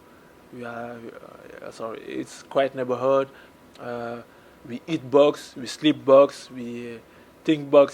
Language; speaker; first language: English; non-native, learner; French